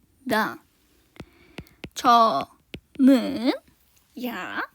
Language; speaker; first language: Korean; non-native, fluent; Tajik